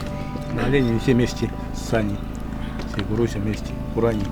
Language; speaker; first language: Russian; non-native, local second language; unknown